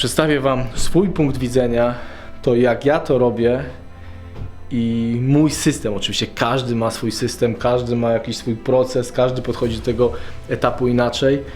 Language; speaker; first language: Polish; native; Polish